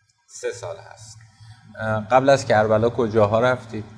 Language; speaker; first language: Persian; native; Persian